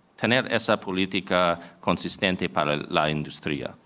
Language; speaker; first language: Spanish; non-native, fluent; English